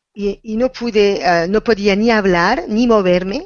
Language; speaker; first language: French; non-native, fluent; Spanish